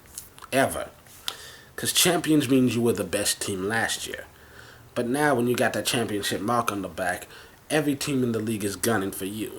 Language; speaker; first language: English; native; English